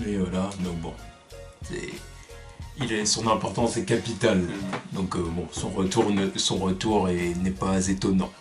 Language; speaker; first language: French; native; French